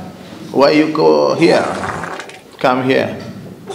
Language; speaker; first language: English; non-native, learner; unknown